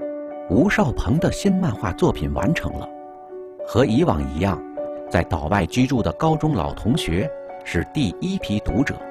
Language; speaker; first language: Chinese; native; Chinese